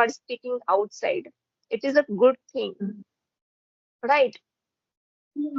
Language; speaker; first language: English; non-native, fluent; Hindi